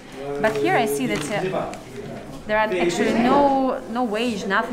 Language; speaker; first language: English; non-native, fluent; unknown